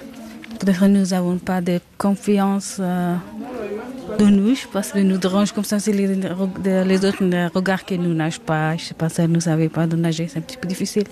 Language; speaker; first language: French; non-native, learner; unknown